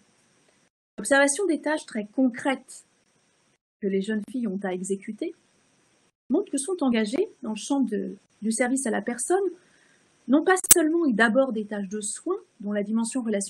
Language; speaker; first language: French; native; French